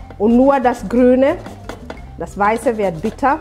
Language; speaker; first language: German; non-native, fluent; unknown